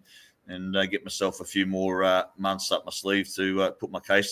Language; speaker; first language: English; native; English